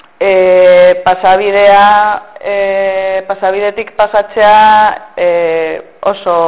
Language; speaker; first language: Basque; non-native, local second language; Spanish